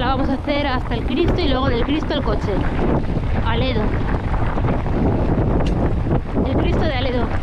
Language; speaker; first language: Spanish; native; Spanish